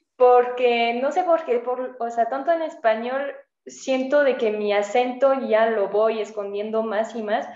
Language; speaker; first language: Spanish; non-native, fluent; French